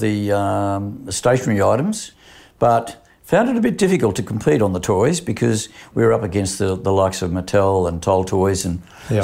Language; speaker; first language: English; native; English